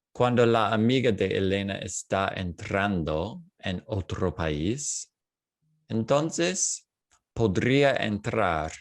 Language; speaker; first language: Spanish; non-native, fluent; English